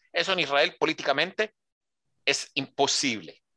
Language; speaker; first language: Spanish; early bilingual, heritage; Spanish